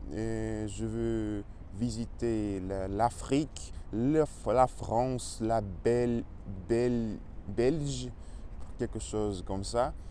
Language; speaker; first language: French; non-native, learner; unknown